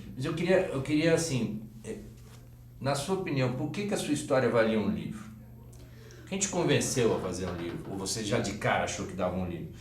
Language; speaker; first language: Portuguese; native; Portuguese